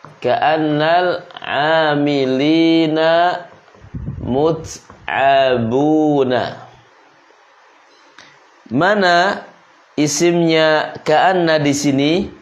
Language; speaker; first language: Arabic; non-native, fluent; Indonesian